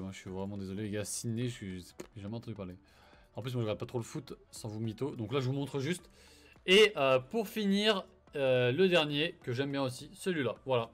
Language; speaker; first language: French; native; French